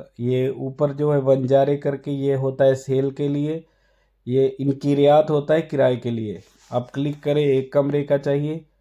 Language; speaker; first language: Hindi; non-native, local second language; Punjabi